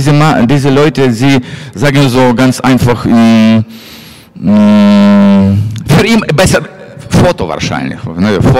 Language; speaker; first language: German; non-native, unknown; Russian